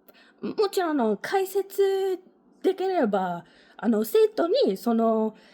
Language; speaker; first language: Japanese; non-native, learner; English